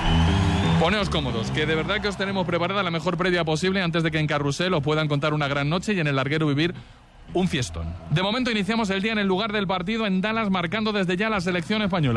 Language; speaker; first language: Spanish; native; Spanish